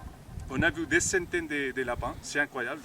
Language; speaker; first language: French; non-native, fluent; Spanish